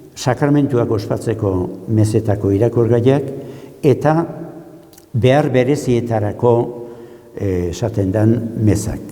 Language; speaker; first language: Basque; native; Basque